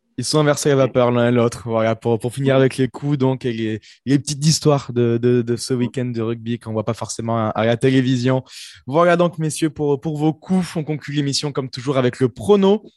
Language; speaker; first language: French; native; French